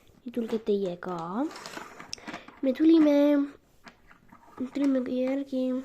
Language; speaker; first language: Estonian; non-native, local second language; Russian